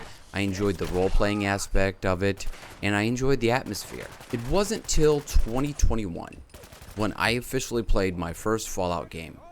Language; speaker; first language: English; native; English